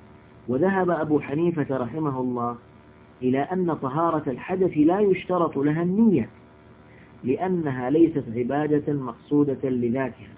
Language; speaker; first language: Arabic; native; Arabic